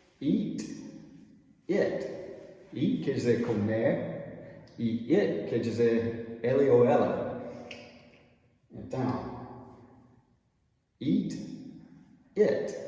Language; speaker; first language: Portuguese; non-native, fluent; English